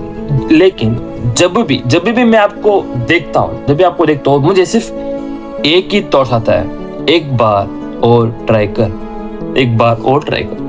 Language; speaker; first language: Hindi; non-native, local second language; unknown